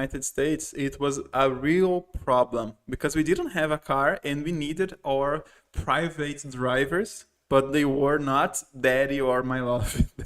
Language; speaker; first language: English; non-native, fluent; Portuguese